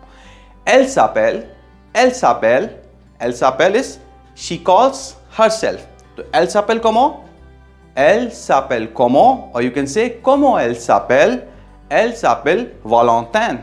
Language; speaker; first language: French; non-native, fluent; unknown